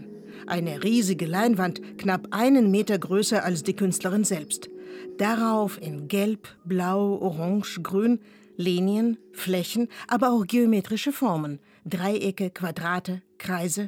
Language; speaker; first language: German; native; German